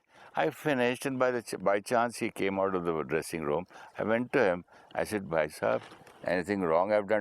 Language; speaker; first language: English; non-native, local second language; Hindi